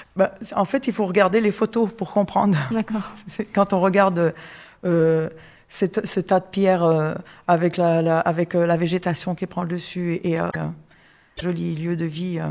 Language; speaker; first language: French; native; French